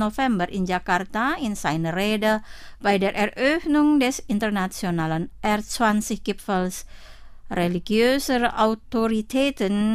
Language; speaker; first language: German; non-native, fluent; Indonesian